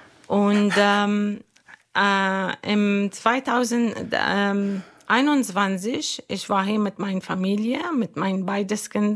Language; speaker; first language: German; non-native, learner; Arabic